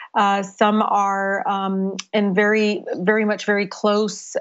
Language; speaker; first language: English; native; English